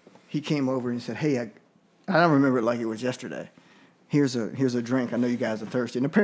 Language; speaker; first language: English; native; English